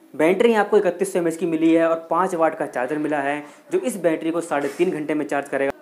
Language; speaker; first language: Hindi; native; Hindi